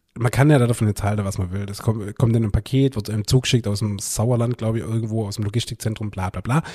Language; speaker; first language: German; native; German